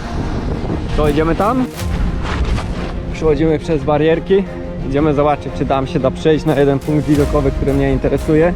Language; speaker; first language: Polish; native; Polish